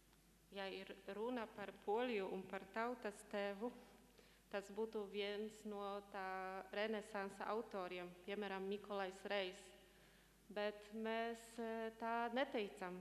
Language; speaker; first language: Latvian; non-native, fluent; Polish